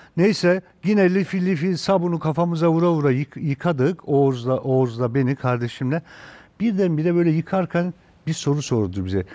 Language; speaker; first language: Turkish; native; Turkish